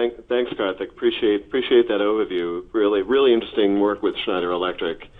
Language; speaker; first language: English; native; English